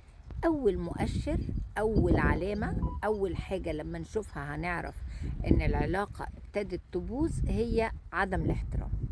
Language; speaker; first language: Arabic; native; Arabic